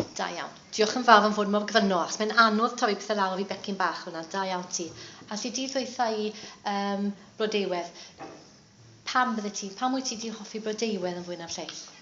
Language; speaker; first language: Welsh; native; Welsh